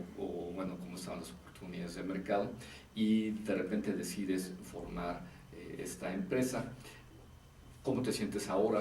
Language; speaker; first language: Spanish; native; Spanish